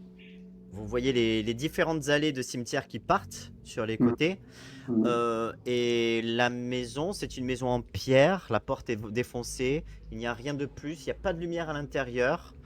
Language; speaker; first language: French; native; French